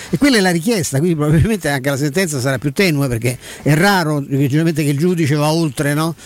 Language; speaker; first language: Italian; native; Italian